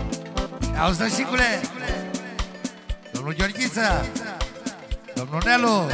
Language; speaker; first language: Romanian; native; Romanian